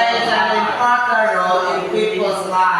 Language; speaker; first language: English; non-native, learner; Indonesian